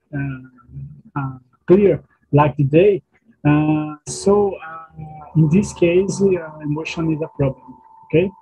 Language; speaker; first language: English; non-native, learner; Portuguese